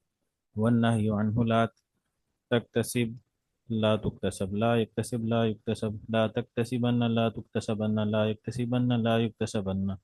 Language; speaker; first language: Arabic; non-native, learner; Urdu